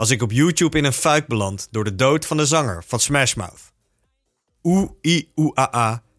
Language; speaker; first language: Dutch; native; Dutch